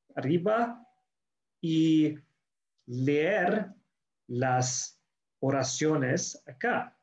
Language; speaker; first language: Spanish; non-native, learner; English